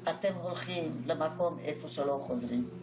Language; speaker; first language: Hebrew; non-native, fluent; Hungarian